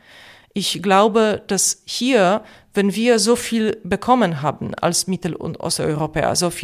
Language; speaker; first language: German; non-native, fluent; Polish